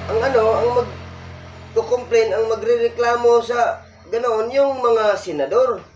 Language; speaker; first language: Filipino; non-native, local second language; Cebuano